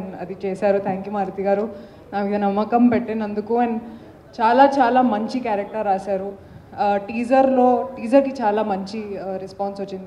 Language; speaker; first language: Telugu; non-native, local second language; Hindi